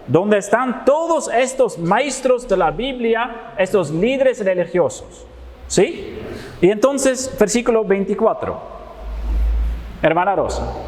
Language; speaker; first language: Spanish; non-native, fluent; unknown